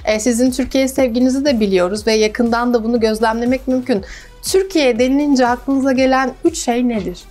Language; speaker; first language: Turkish; native; Turkish